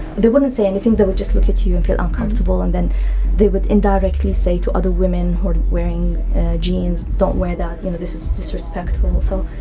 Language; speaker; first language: English; non-native, fluent; Arabic